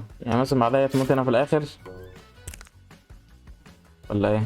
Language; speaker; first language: Arabic; native; Arabic